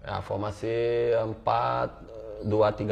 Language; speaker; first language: Indonesian; non-native, fluent; Portuguese